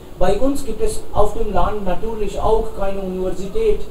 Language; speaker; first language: German; non-native, fluent; Hindi